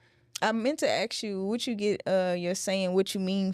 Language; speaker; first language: English; native; English